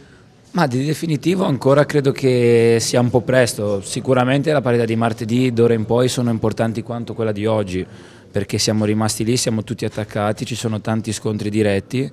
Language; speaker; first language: Italian; native; Italian